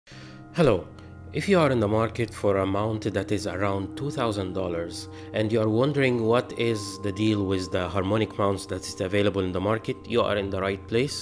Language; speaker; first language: English; non-native, fluent; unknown